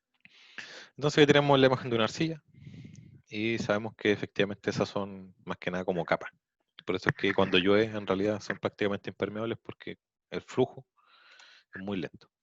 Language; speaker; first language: Spanish; native; Spanish